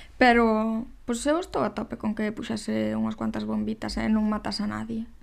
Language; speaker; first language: Galician; non-native, local second language; Spanish